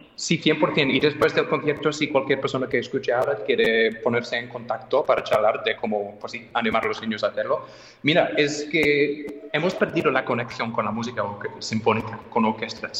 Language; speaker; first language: Spanish; non-native, fluent; English